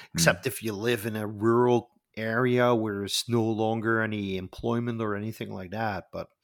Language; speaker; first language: English; non-native, fluent; Dutch